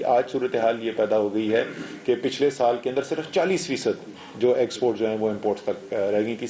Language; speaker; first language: Urdu; native; Urdu